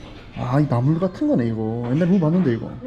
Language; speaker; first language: Korean; native; Korean